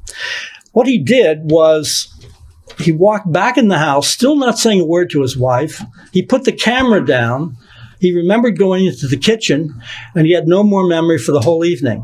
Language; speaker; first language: English; native; English